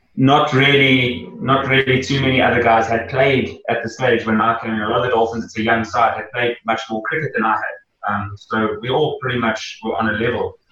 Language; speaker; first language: English; native; English